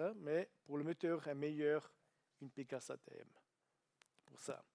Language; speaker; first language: French; non-native, learner; Italian